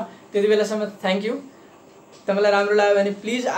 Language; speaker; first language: Nepali; native; Nepali